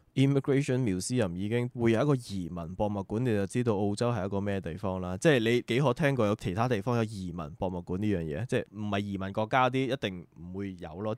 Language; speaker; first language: Cantonese; native; Cantonese